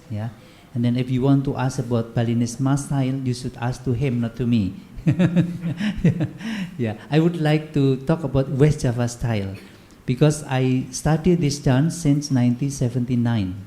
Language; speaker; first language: English; non-native, learner; Indonesian